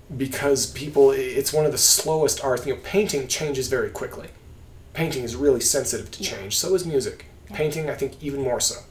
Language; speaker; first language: English; native; English